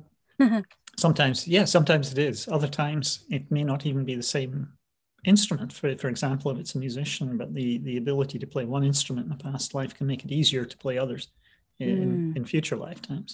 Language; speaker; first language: English; native; English